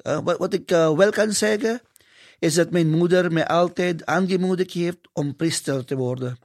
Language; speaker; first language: Dutch; non-native, fluent; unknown